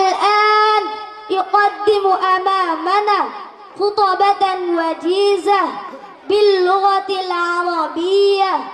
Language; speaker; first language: Arabic; non-native, learner; Bangla